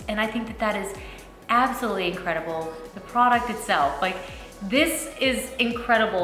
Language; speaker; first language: English; native; English